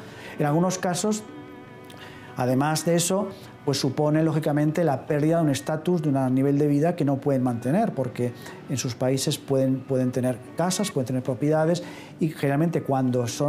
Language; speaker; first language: Spanish; native; Spanish